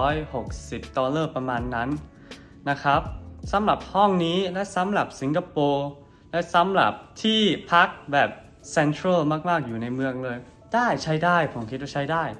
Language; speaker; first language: Thai; non-native, fluent; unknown